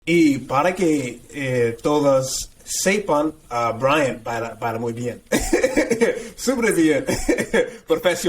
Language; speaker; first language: Spanish; non-native, fluent; English